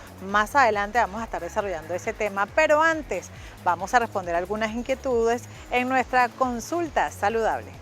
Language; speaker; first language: Spanish; native; Spanish